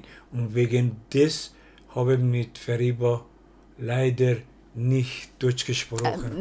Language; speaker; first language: German; non-native, learner; Persian